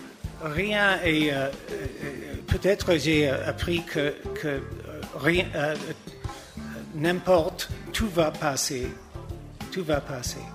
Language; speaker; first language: French; non-native, learner; English